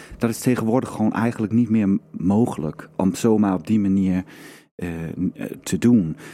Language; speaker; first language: Dutch; non-native, fluent; Danish